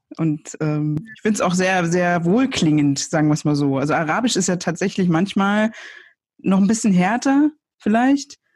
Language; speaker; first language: German; native; German